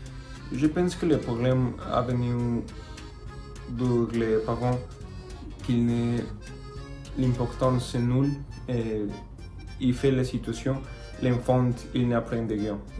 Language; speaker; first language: French; non-native, learner; Spanish